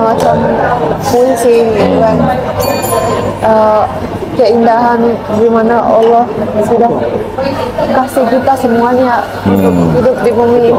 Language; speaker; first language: Indonesian; non-native, fluent; Finnish